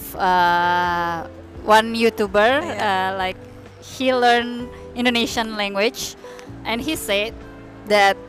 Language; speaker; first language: English; non-native, fluent; Indonesian